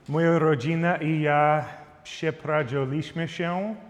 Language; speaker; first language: Polish; non-native, learner; English